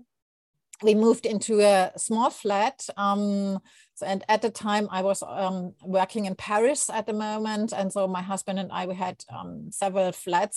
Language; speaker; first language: English; non-native, fluent; German